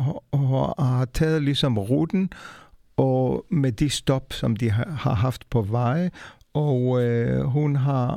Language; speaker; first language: Danish; non-native, fluent; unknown